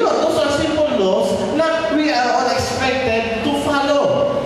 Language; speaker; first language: English; non-native, local second language; Filipino